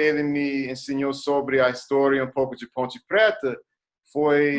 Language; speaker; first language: Portuguese; non-native, learner; English